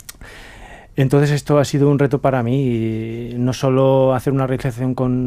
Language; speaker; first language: Spanish; native; Spanish